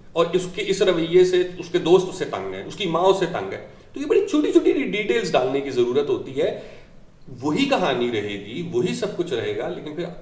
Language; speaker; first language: Urdu; native; Urdu